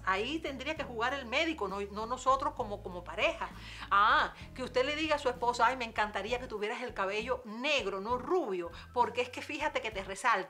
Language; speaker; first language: Spanish; native; Spanish